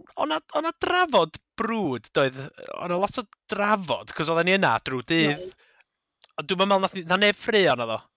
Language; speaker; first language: Welsh; native; Welsh